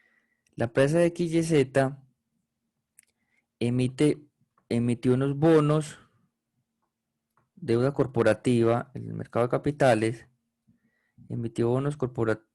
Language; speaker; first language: Spanish; native; Spanish